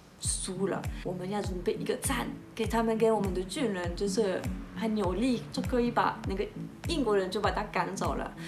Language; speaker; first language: Chinese; non-native, fluent; French